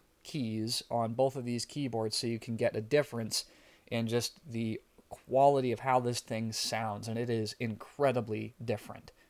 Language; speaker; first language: English; native; English